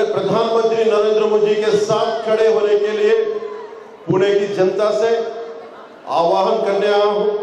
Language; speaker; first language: Hindi; non-native, local second language; Telugu